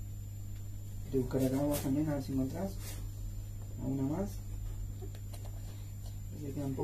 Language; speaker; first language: Spanish; native; Spanish